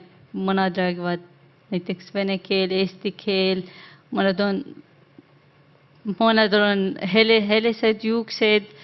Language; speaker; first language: Estonian; non-native, learner; Arabic